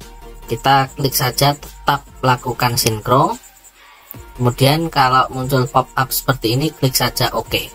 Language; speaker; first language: Indonesian; native; Indonesian